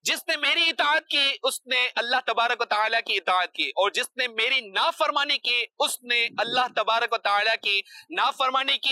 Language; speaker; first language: Urdu; native; Urdu